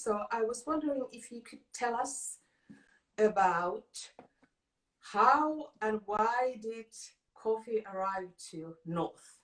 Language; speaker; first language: English; non-native, fluent; Finnish